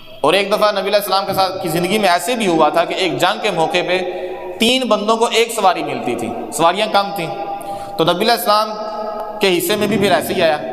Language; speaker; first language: Urdu; non-native, local second language; Punjabi